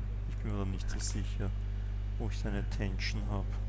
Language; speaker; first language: German; native; German